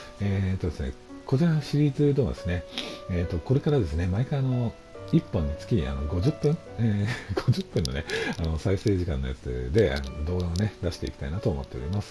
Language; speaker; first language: Japanese; native; Japanese